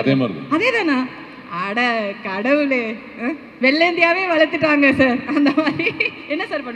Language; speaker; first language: Tamil; native; Tamil